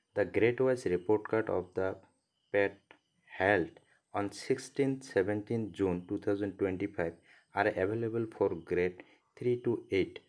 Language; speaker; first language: English; non-native, local second language; Assamese